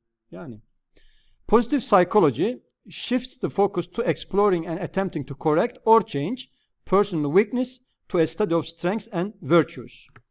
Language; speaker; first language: English; non-native, fluent; Turkish